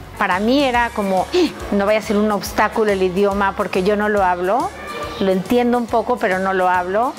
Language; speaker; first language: Spanish; native; Spanish